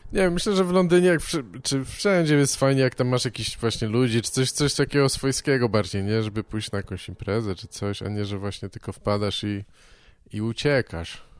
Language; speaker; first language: Polish; native; Polish